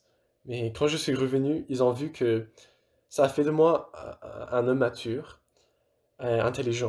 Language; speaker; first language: French; non-native, fluent; English